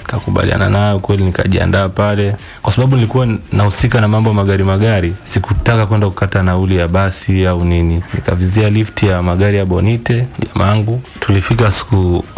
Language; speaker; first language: Swahili; non-native, local second language; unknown